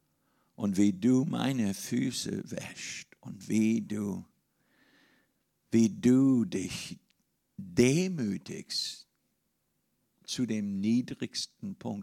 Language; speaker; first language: German; non-native, fluent; English